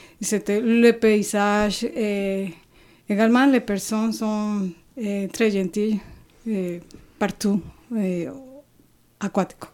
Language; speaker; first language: French; non-native, fluent; Spanish